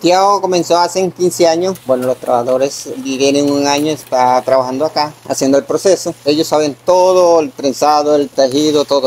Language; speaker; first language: Spanish; native; Spanish